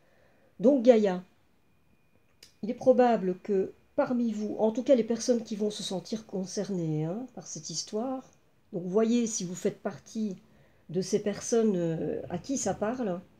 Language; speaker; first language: French; native; French